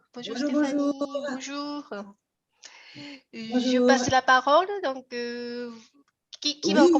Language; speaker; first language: French; non-native, fluent; Japanese